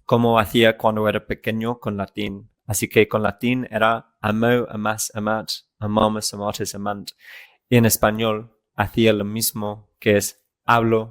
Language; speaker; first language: Spanish; non-native, fluent; English